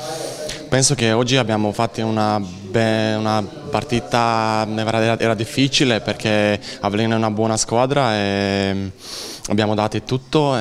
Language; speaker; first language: Italian; non-native, learner; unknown